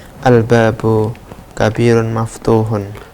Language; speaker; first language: Arabic; non-native, learner; Indonesian